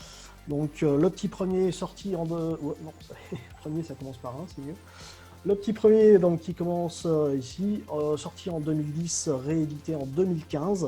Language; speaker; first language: French; native; French